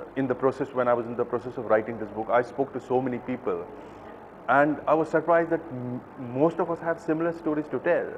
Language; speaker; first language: English; non-native, local second language; Kashmiri